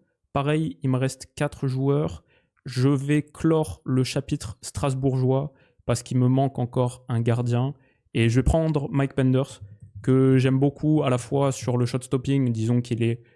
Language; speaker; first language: French; native; French